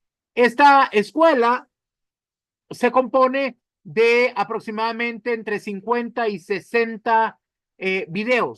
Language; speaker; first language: Spanish; native; Spanish